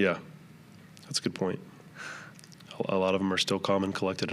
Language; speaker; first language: English; native; English